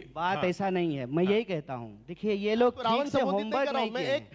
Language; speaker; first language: Hindi; native; Hindi